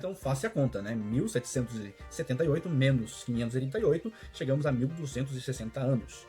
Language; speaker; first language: Portuguese; native; Portuguese